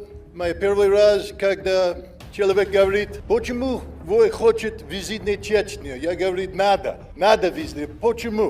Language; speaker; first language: Russian; non-native, learner; English